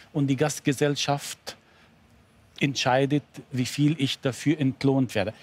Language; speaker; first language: German; non-native, fluent; Arabic